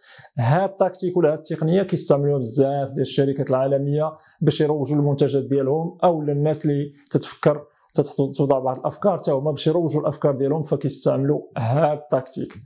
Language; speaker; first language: Arabic; native; Arabic